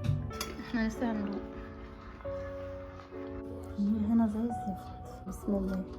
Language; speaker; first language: Arabic; native; Arabic